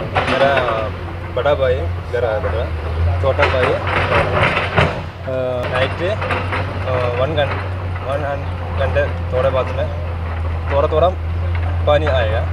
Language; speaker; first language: Hindi; non-native, local second language; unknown